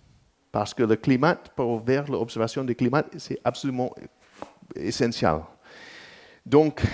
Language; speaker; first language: French; non-native, learner; English